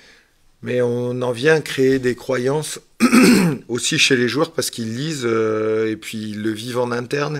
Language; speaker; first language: French; native; French